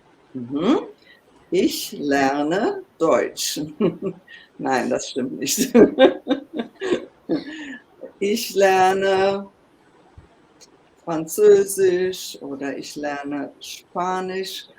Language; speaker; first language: German; non-native, fluent; English